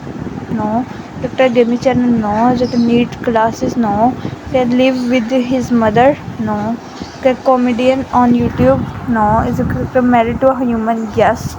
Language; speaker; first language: English; non-native, learner; Urdu